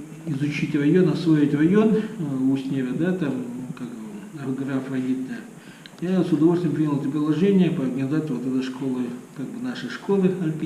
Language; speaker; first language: Russian; native; Russian